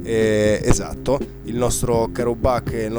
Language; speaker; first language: Italian; native; Italian